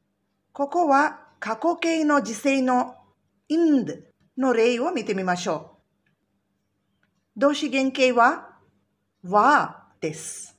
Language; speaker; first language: Japanese; non-native, fluent; Tamil